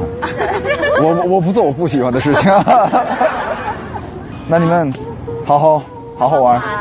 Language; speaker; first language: Chinese; non-native, fluent; Korean